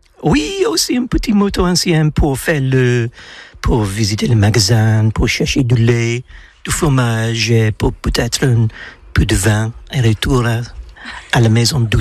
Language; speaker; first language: French; non-native, learner; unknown